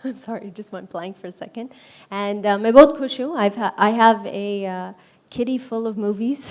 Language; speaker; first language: Hindi; early bilingual, heritage; Punjabi